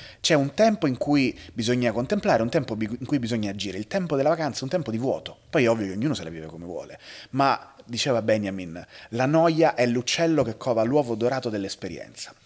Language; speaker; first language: Italian; native; Italian